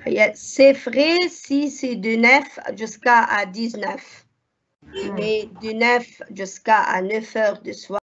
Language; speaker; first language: French; non-native, fluent; Arabic